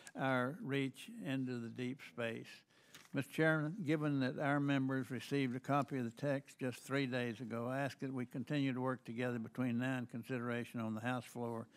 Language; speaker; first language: English; native; English